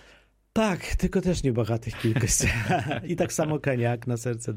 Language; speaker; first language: Polish; non-native, local second language; Ukrainian